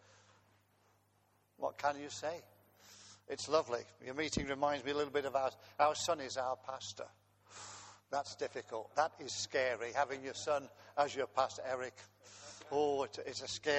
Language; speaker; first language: English; native; English